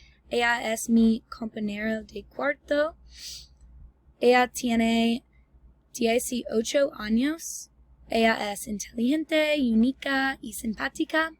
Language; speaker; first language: Spanish; non-native, learner; English